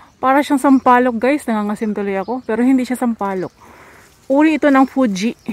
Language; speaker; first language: Filipino; non-native, local second language; Cebuano